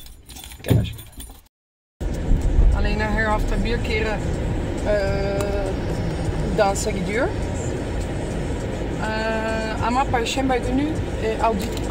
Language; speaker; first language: Turkish; non-native, learner; Dutch